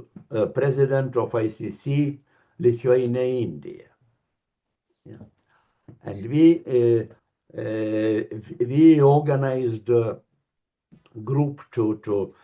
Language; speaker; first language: English; non-native, learner; Lithuanian